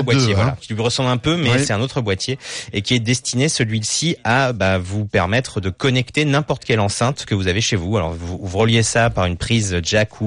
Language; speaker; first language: French; native; French